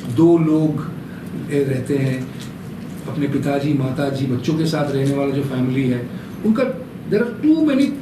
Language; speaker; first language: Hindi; non-native, local second language; Bangla